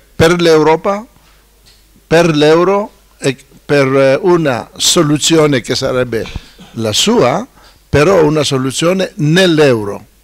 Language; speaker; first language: Italian; non-native, fluent; Greek